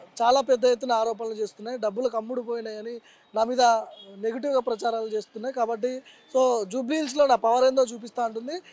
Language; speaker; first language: Telugu; native; Telugu